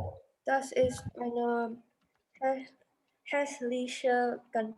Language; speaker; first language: German; non-native, learner; Indonesian